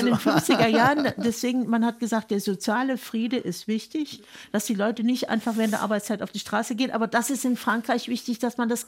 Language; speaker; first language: German; native; German